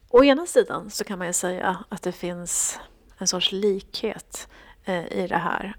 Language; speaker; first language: Swedish; native; Swedish